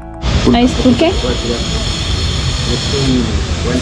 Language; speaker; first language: Spanish; non-native, learner; French